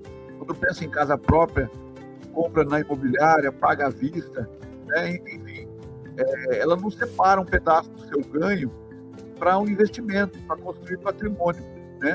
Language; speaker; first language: Portuguese; native; Portuguese